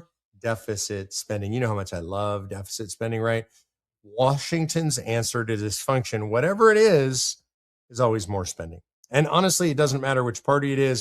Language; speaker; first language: English; native; English